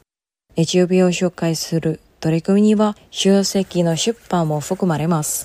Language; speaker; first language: Japanese; non-native, fluent; Indonesian